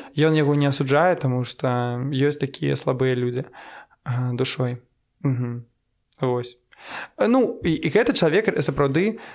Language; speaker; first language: Belarusian; non-native, local second language; Russian